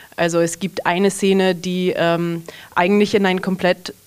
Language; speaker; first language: German; early bilingual, heritage; English